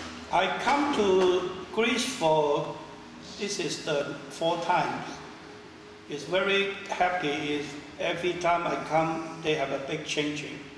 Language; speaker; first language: English; non-native, learner; Chinese